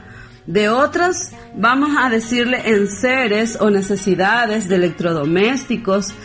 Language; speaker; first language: Spanish; native; Spanish